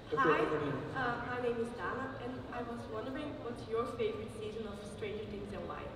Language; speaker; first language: English; native; English